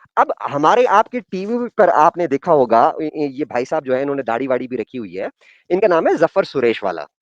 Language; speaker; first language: Urdu; non-native, local second language; Punjabi